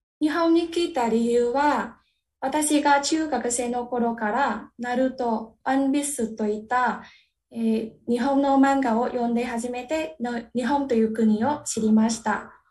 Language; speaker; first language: Japanese; non-native, learner; Vietnamese